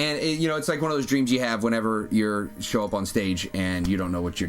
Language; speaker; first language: English; native; English